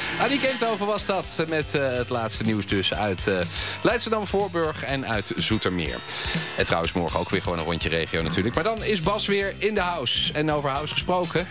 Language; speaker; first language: Dutch; native; Dutch